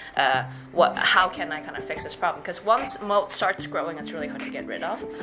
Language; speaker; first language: English; native; English